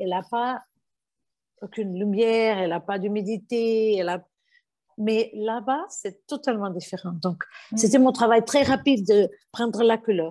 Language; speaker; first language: French; non-native, fluent; Portuguese